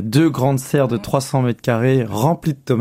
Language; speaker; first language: French; native; French